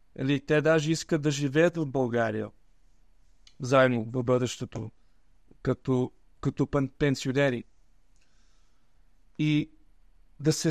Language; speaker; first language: Bulgarian; early bilingual, heritage; Bulgarian